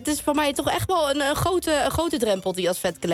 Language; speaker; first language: Dutch; native; Dutch